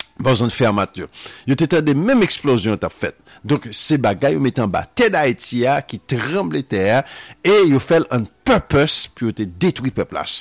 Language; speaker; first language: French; non-native, local second language; Haitian Creole